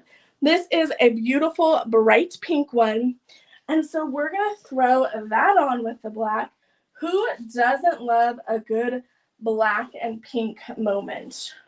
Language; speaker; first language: English; native; English